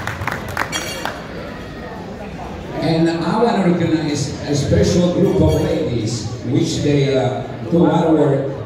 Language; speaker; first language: English; non-native, fluent; Italian